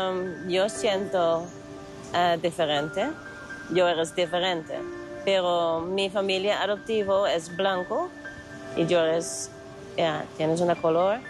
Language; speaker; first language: Spanish; non-native, learner; Dutch